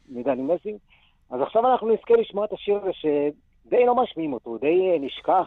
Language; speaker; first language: Hebrew; native; Hebrew